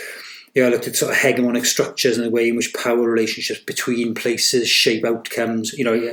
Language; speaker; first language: English; native; English